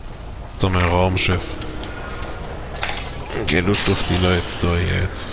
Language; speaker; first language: German; native; German